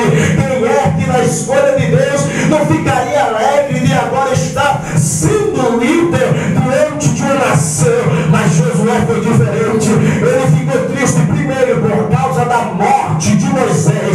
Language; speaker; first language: Portuguese; native; Portuguese